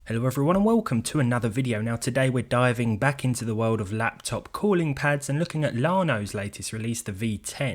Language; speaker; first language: English; native; English